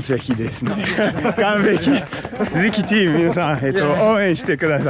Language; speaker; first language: Japanese; non-native, learner; English